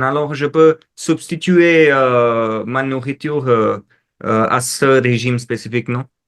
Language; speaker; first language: French; non-native, fluent; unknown